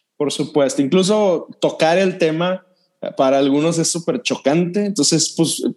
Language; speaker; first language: Spanish; native; Spanish